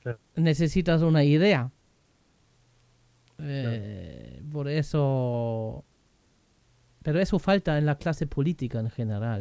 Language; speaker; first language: Spanish; non-native, fluent; German